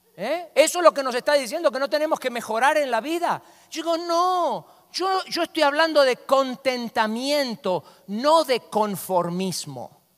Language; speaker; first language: Spanish; native; Spanish